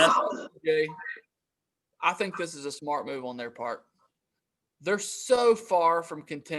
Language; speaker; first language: English; native; English